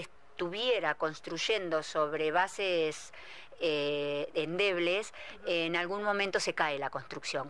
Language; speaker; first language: Spanish; native; Spanish